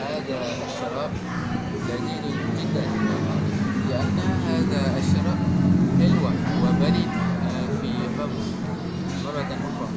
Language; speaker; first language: Arabic; non-native, learner; Malay